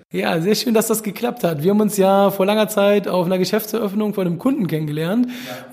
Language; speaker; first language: German; native; German